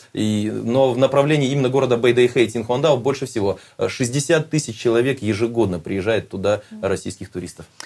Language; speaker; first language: Russian; native; Russian